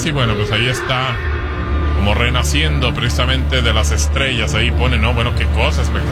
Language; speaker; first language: Spanish; native; Spanish